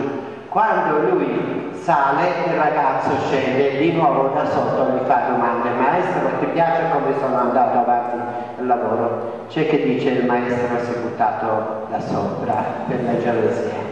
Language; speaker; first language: Italian; non-native, fluent; Central Kurdish